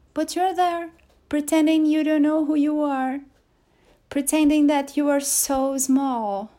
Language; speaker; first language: English; non-native, fluent; Portuguese